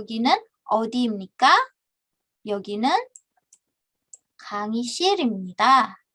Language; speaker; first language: Korean; non-native, fluent; Indonesian